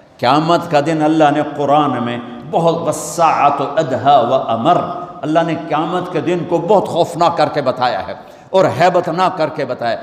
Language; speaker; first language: Urdu; non-native, local second language; Punjabi